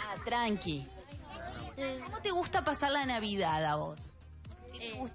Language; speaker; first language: Spanish; native; Spanish